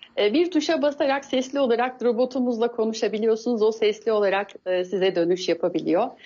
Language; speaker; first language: Turkish; native; Turkish